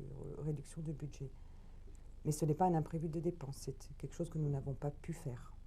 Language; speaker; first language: French; native; French